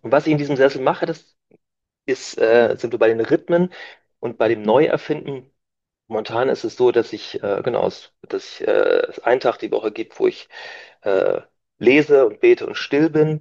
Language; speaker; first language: German; native; German